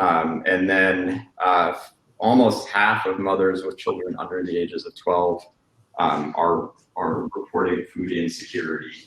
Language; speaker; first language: English; native; English